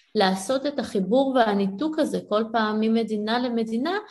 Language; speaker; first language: Hebrew; early bilingual, other home language; Ukrainian